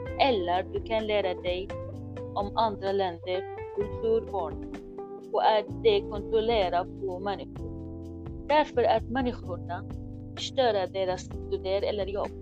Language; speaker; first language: Swedish; non-native, learner; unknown